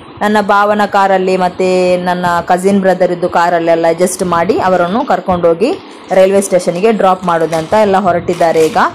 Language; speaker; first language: Kannada; non-native, local second language; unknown